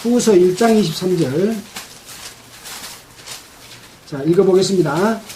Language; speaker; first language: Korean; native; Korean